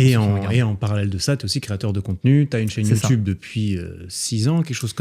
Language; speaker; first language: French; native; French